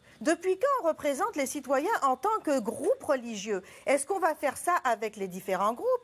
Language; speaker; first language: French; non-native, local second language; Arabic